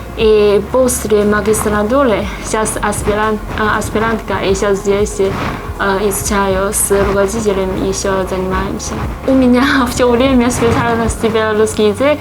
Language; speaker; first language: Russian; non-native, learner; Chinese